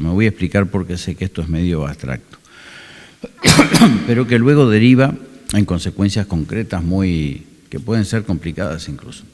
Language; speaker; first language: Spanish; native; Spanish